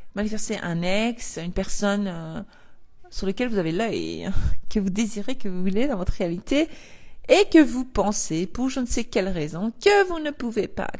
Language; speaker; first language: French; native; French